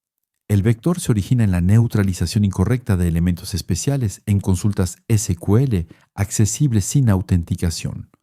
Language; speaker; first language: Spanish; non-native, fluent; French